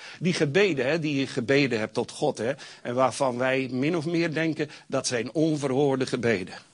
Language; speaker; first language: Dutch; native; Dutch